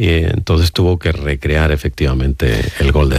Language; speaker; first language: Spanish; native; Spanish